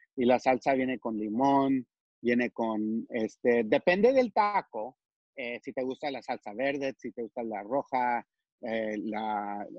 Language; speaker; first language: Spanish; early bilingual, heritage; Spanish